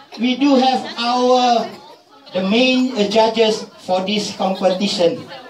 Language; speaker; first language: English; non-native, learner; Indonesian